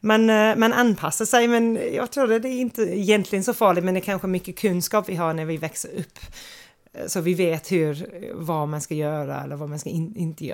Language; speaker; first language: Swedish; non-native, fluent; English